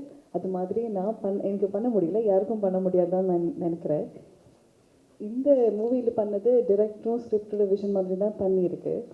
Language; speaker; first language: Tamil; early bilingual, heritage; Tamil